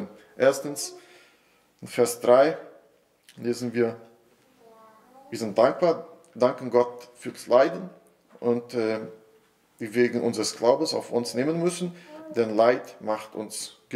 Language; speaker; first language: German; non-native, fluent; Portuguese